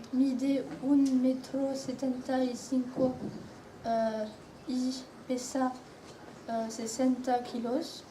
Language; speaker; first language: Spanish; non-native, learner; French